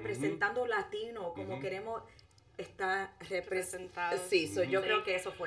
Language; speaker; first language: Spanish; early bilingual, heritage; Spanish